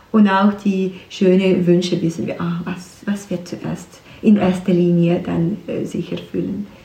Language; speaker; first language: German; non-native, learner; Ukrainian